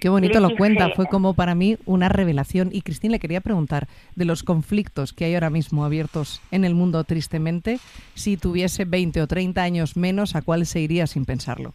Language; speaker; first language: Spanish; native; Spanish